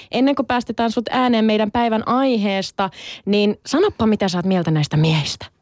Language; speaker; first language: Finnish; early bilingual, other home language; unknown